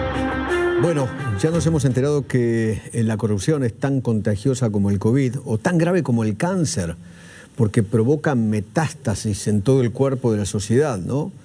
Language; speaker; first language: Spanish; native; Spanish